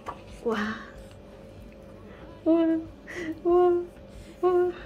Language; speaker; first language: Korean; non-native, learner; Kazakh